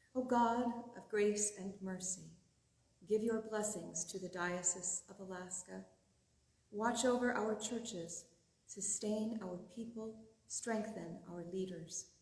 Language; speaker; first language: English; native; English